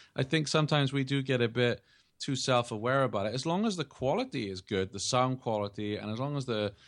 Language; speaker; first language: English; native; English